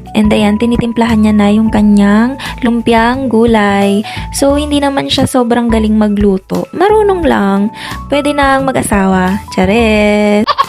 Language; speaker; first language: Filipino; native; Filipino